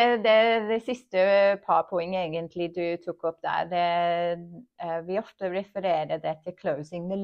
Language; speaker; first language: Norwegian; non-native, fluent; English